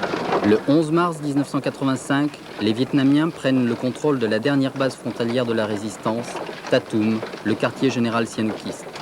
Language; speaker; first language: French; native; French